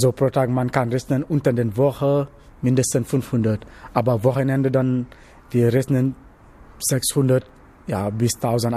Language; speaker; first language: German; non-native, learner; Wolof